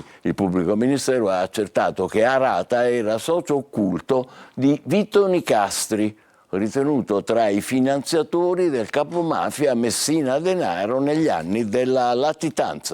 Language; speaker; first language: Italian; native; Italian